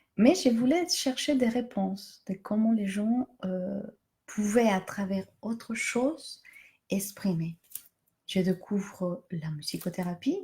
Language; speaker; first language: French; non-native, fluent; Spanish